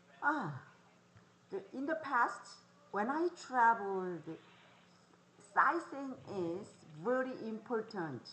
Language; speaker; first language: English; non-native, fluent; Korean